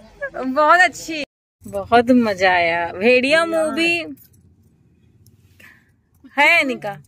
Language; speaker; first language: Hindi; native; Hindi